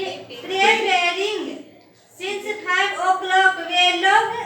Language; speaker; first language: English; non-native, learner; Hindi